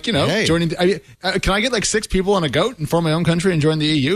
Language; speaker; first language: English; native; English